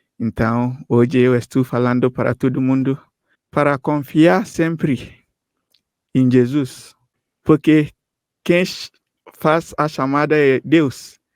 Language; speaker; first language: Portuguese; non-native, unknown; Akan